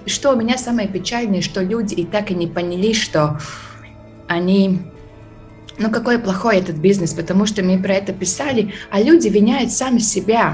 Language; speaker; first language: Russian; non-native, fluent; Latvian